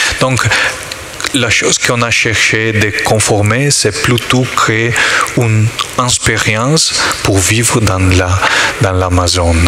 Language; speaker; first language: French; non-native, learner; Italian